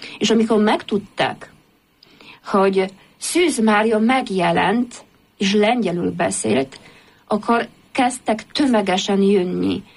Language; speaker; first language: Hungarian; non-native, fluent; Polish